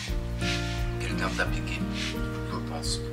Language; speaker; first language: French; native; French